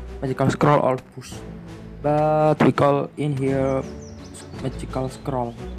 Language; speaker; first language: English; non-native, learner; Indonesian